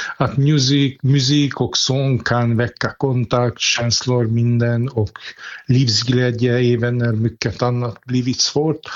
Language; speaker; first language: Swedish; non-native, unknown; Hungarian